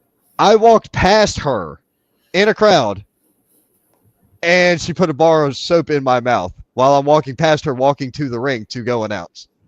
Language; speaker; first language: English; native; English